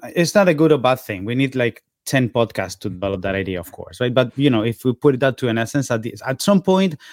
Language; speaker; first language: English; non-native, fluent; Spanish